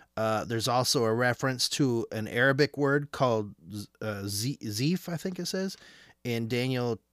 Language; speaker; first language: English; native; English